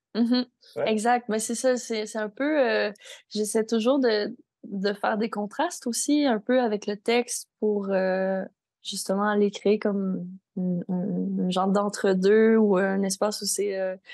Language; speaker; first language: French; native; French